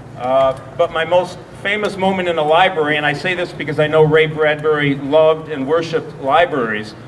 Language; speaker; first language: English; native; English